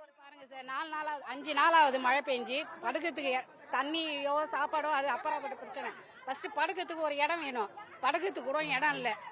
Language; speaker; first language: Tamil; native; Tamil